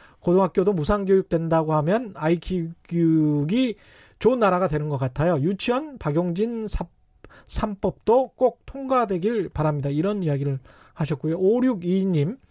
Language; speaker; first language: Korean; native; Korean